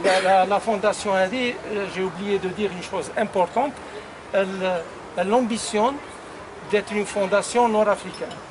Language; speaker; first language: French; non-native, local second language; Arabic